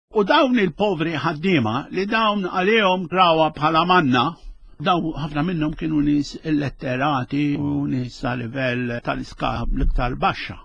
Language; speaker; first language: Maltese; early bilingual, other home language; Spanish